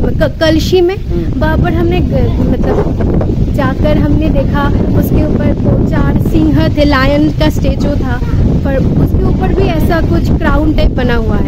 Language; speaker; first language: Hindi; non-native, local second language; Bangla